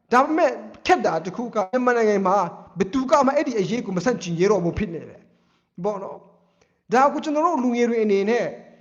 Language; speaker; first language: Burmese; non-native, local second language; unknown